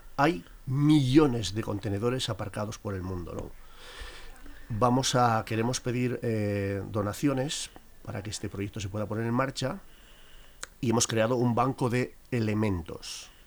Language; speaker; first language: Spanish; native; Spanish